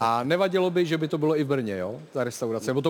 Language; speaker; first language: Czech; native; Czech